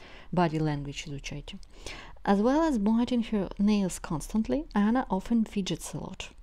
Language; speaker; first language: English; non-native, fluent; Russian